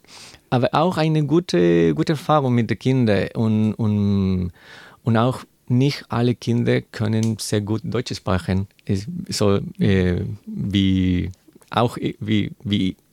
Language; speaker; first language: German; non-native, learner; Spanish